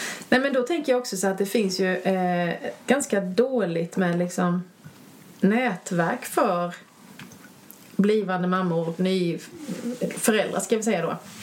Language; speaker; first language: Swedish; native; Swedish